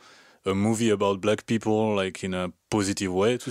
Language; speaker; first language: English; non-native, fluent; French